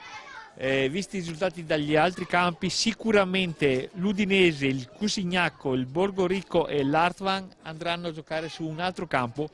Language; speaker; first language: Italian; native; Italian